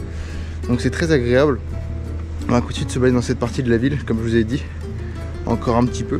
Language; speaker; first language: French; native; French